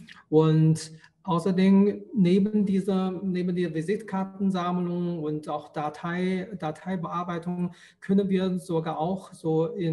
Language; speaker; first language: German; non-native, fluent; Chinese